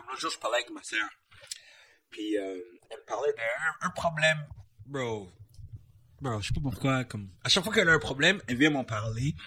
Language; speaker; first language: French; non-native, local second language; English